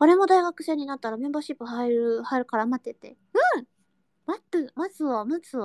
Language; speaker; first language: Japanese; non-native, learner; Indonesian